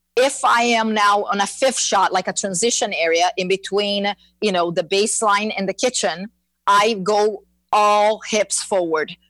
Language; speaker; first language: English; non-native, fluent; Portuguese